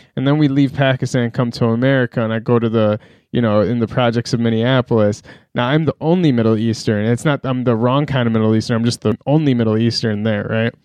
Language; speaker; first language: English; early bilingual, other home language; Persian